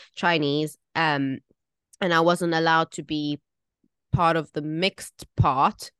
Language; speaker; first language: English; native; English